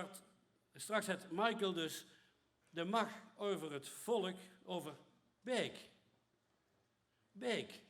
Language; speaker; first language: Dutch; native; Dutch